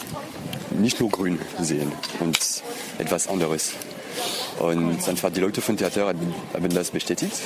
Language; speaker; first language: German; non-native, fluent; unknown